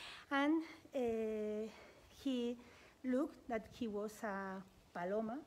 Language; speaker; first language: English; non-native, learner; Spanish